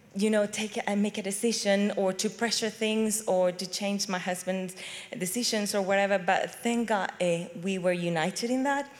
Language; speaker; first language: English; non-native, fluent; Spanish